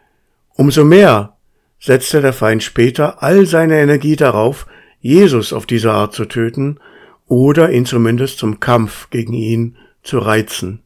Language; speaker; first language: German; native; German